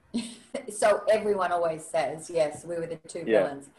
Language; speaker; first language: English; native; English